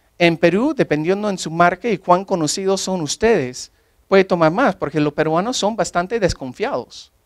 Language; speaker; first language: Spanish; non-native, fluent; English